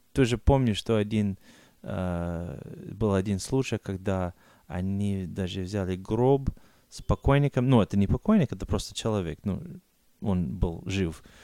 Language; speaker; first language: Russian; non-native, fluent; English